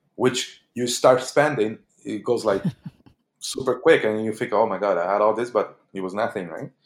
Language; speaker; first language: English; early bilingual, other home language; Portuguese